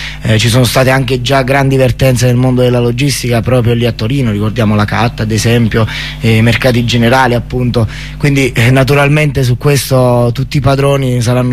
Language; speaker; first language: Italian; native; Italian